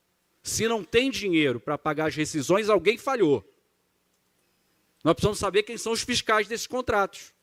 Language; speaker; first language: Portuguese; native; Portuguese